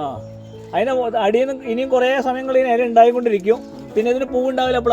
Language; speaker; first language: Malayalam; native; Malayalam